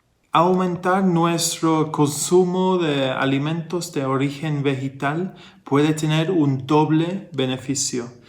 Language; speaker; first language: Spanish; non-native, fluent; English